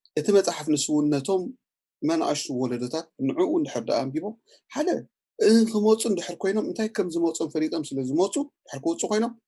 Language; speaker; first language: Tigrinya; native; Tigrinya